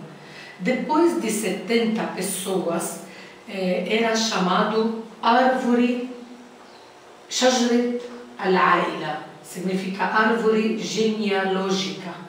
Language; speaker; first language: Portuguese; non-native, learner; Arabic